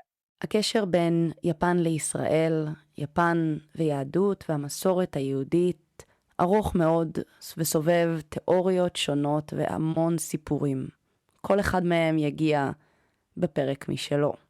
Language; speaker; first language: Hebrew; native; Hebrew